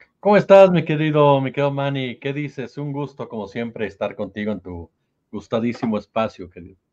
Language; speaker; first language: Spanish; native; Spanish